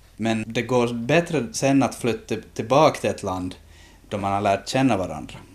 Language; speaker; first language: Swedish; native; Swedish